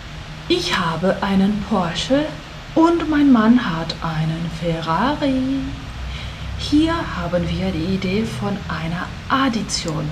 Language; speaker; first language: German; non-native, fluent; Portuguese